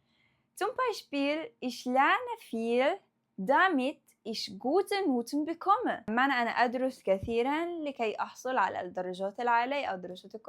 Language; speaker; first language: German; non-native, fluent; Arabic